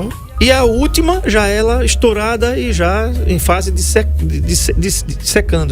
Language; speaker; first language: Portuguese; native; Portuguese